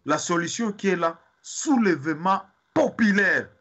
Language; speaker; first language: French; non-native, local second language; Swahili